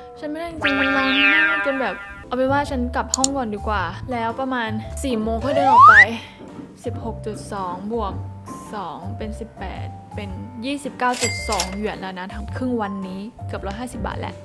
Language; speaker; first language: Thai; native; Thai